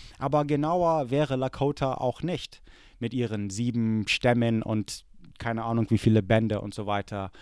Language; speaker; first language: German; early bilingual, other home language; English